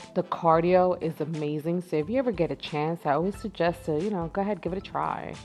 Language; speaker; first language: English; native; English